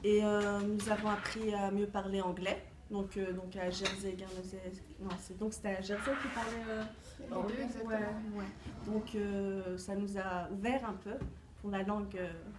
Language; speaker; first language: French; native; French